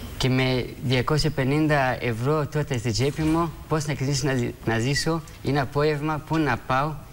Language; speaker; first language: Greek; non-native, fluent; Persian